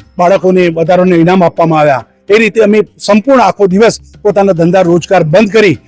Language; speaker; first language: Gujarati; non-native, local second language; Sindhi